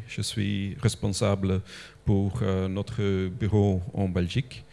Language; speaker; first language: French; non-native, local second language; Dutch